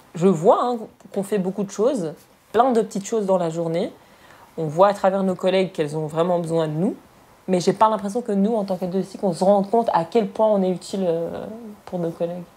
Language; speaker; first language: French; early bilingual, other home language; Arabic